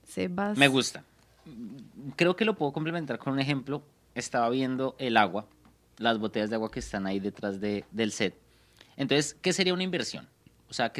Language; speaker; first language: Spanish; native; Spanish